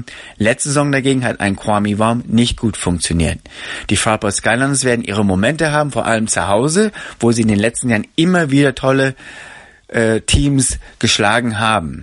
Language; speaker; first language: German; native; German